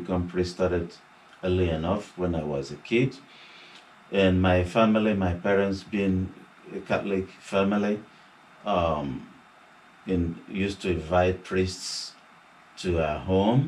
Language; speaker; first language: English; non-native, local second language; Igbo